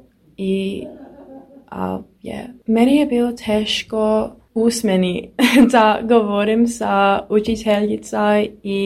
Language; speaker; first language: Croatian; non-native, learner; English